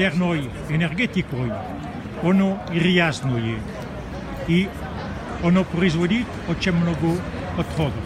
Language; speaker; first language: Russian; non-native, fluent; French